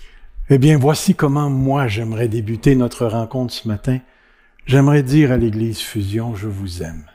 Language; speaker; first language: French; native; French